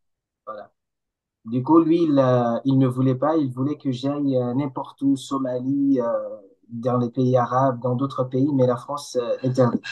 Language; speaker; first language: French; non-native, local second language; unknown